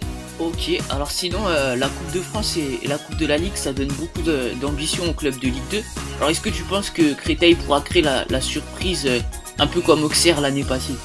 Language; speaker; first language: French; native; French